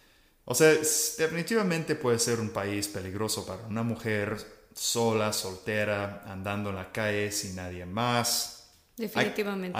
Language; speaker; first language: Spanish; non-native, fluent; English